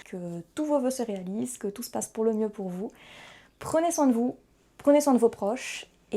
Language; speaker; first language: French; native; French